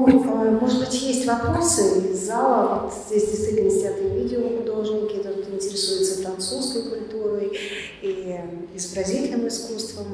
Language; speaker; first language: Russian; native; Russian